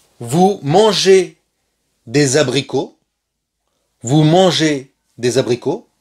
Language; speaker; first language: French; non-native, fluent; Spanish